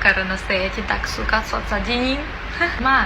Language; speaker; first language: Indonesian; non-native, fluent; Russian